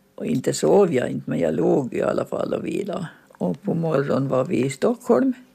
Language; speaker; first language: Swedish; native; Swedish